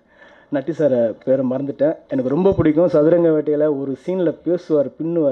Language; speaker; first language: Tamil; native; Tamil